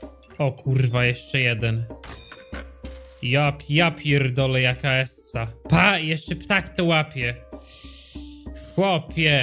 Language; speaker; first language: Polish; native; Polish